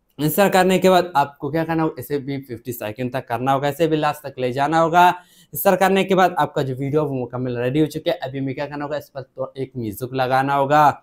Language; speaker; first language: Hindi; native; Hindi